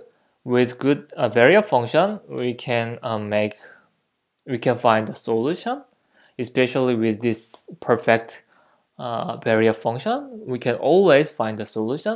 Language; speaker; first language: English; non-native, fluent; Korean